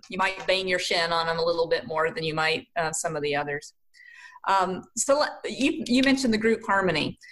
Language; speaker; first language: English; native; English